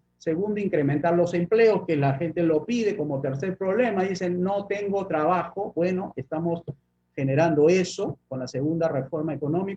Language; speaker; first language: Spanish; native; Spanish